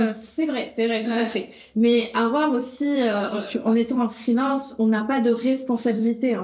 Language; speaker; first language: French; native; French